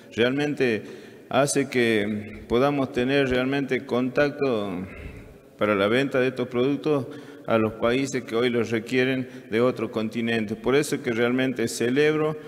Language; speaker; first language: Spanish; native; Spanish